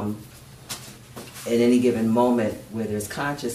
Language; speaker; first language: English; native; English